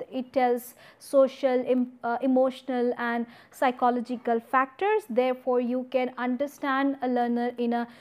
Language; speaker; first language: English; non-native, local second language; Hindi